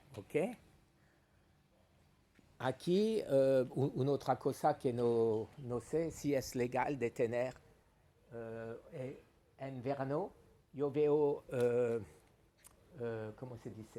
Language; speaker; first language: Spanish; non-native, learner; French